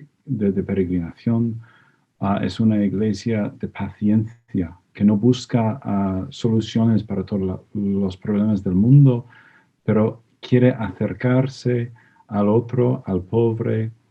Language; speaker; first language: Spanish; non-native, fluent; English